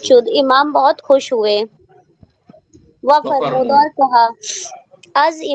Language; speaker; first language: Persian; non-native, learner; Urdu